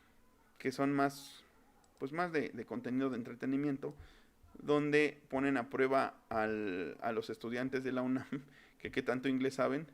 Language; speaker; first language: Spanish; native; Spanish